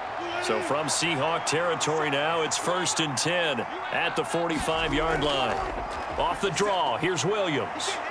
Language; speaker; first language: English; native; English